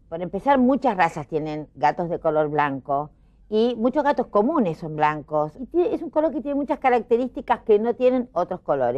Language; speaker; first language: Spanish; native; Spanish